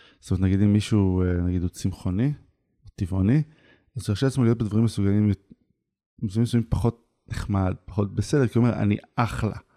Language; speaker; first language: Hebrew; native; Hebrew